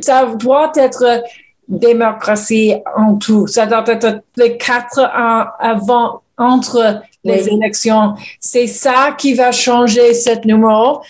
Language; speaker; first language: French; non-native, learner; English